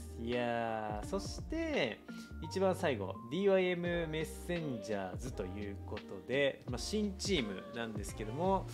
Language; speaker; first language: Japanese; native; Japanese